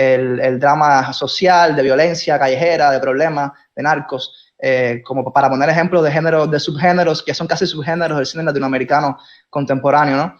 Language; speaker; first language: Spanish; native; Spanish